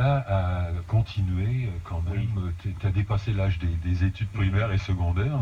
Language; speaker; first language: French; native; French